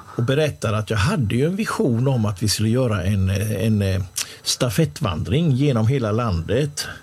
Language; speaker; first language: Swedish; native; Swedish